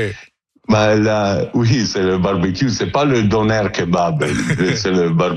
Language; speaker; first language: French; non-native, fluent; Italian